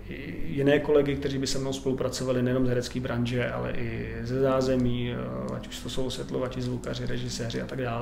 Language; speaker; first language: Czech; native; Czech